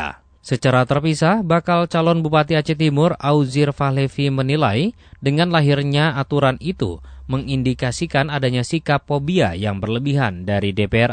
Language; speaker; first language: Indonesian; native; Indonesian